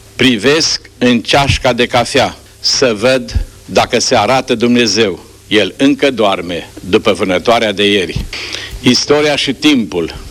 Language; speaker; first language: Romanian; native; Romanian